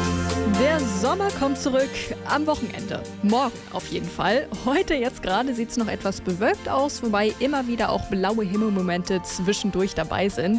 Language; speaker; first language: German; native; German